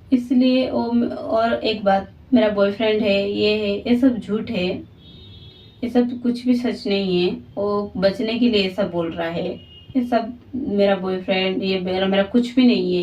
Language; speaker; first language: Hindi; non-native, local second language; Odia